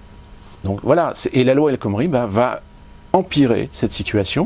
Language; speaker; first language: French; native; French